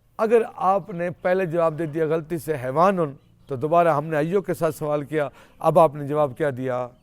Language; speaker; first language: Urdu; non-native, local second language; Saraiki